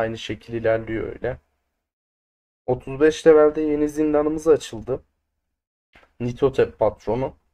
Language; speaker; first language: Turkish; native; Turkish